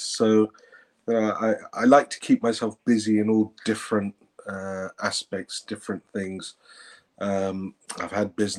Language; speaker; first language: English; native; English